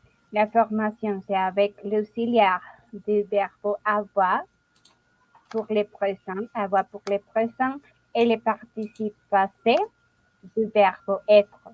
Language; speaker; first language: French; non-native, learner; Spanish